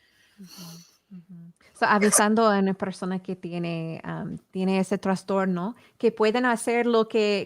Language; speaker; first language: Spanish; early bilingual, heritage; English